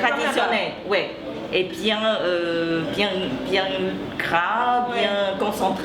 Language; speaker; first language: French; non-native, fluent; Chinese